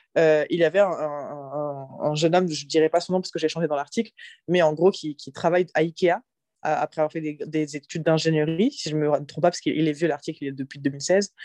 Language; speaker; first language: French; early bilingual, other home language; Arabic